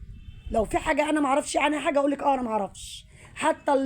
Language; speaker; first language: Arabic; native; Arabic